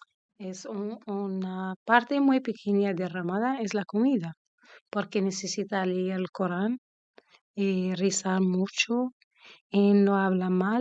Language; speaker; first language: Spanish; non-native, learner; Arabic